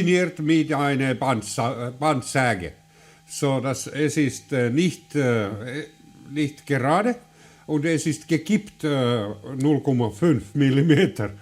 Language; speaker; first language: German; non-native, learner; Finnish